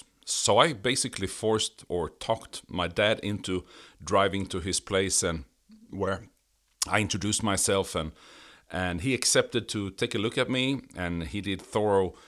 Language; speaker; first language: English; non-native, fluent; Swedish